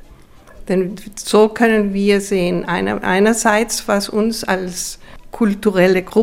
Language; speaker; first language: German; non-native, fluent; Spanish